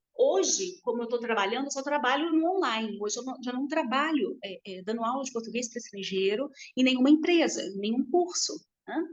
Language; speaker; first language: Portuguese; native; Portuguese